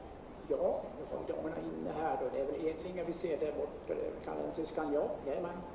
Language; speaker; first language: Swedish; native; Swedish